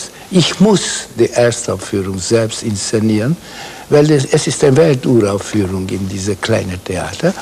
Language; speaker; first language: German; non-native, fluent; Hungarian